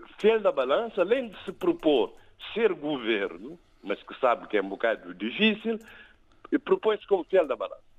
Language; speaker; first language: Portuguese; non-native, local second language; Kabuverdianu